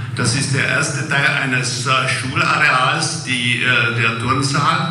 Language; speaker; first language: German; non-native, fluent; Czech